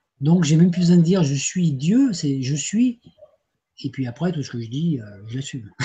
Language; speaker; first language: French; native; French